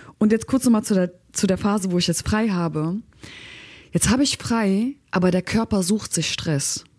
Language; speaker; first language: German; early bilingual, other home language; Turkish